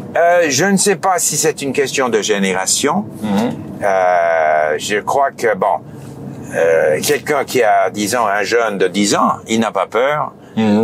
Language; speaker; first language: French; non-native, fluent; English